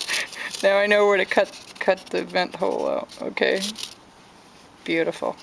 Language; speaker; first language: English; native; English